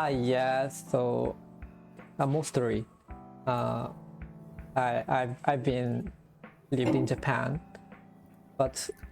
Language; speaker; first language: English; non-native, learner; Japanese